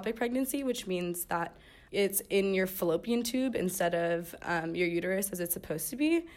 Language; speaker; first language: English; native; English